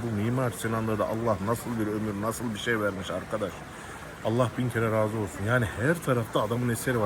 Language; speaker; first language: Turkish; native; Turkish